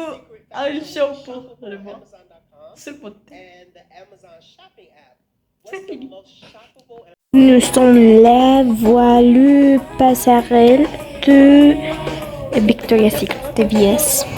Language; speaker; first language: French; non-native, learner; Spanish